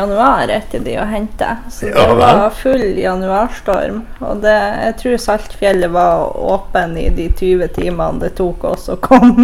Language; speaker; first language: Norwegian; native; Norwegian